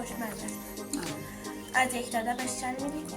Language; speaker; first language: Persian; native; Persian